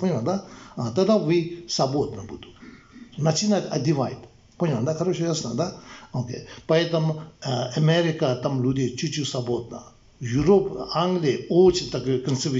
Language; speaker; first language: Russian; non-native, learner; Tibetan